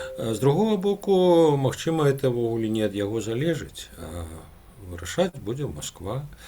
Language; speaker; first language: Belarusian; non-native, local second language; Russian